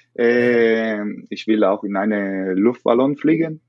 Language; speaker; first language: German; non-native, learner; Spanish